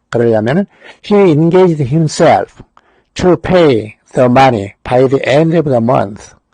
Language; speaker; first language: English; non-native, fluent; Korean